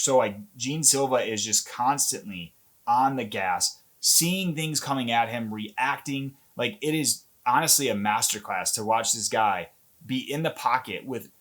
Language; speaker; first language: English; native; English